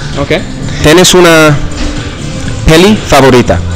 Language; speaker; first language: Spanish; non-native, learner; English